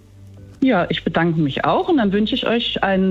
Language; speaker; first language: German; native; German